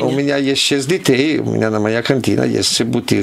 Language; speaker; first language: Russian; non-native, learner; Italian